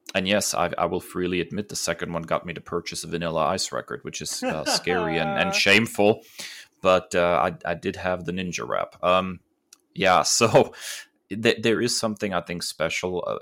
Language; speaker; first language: English; early bilingual, other home language; German